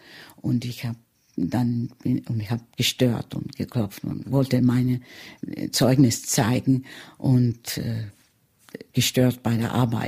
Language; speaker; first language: German; early bilingual, heritage; German